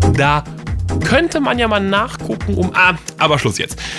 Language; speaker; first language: German; native; German